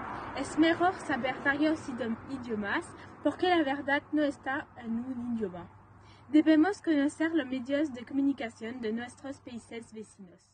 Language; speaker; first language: Spanish; non-native, learner; French